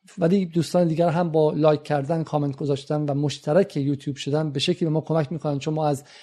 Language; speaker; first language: Persian; native; Persian